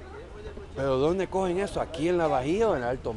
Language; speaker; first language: Spanish; non-native, fluent; English